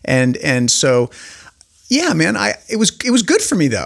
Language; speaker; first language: English; native; English